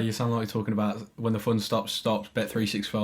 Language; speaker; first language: English; native; English